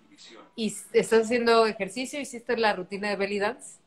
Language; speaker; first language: Spanish; native; Spanish